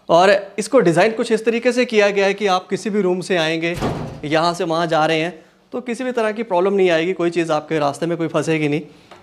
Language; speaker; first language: Hindi; native; Hindi